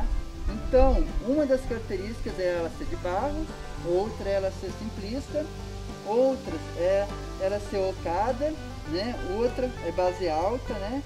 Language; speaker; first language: Portuguese; native; Portuguese